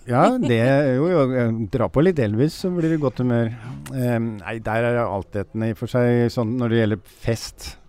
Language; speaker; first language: Norwegian; native; Norwegian